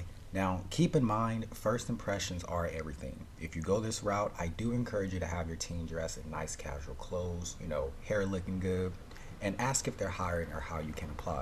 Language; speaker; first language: English; native; English